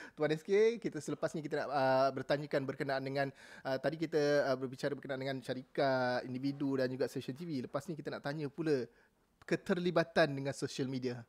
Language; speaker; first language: Malay; native; Malay